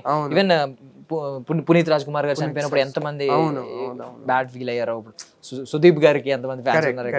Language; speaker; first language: Telugu; native; Telugu